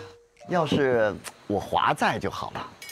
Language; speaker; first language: Chinese; native; Chinese